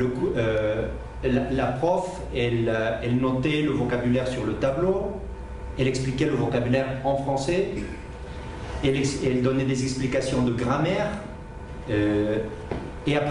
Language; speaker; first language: French; native; French